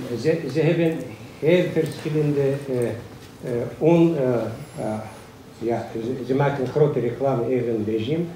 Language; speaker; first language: Dutch; non-native, learner; Azerbaijani